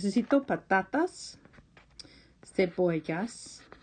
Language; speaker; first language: Spanish; non-native, fluent; English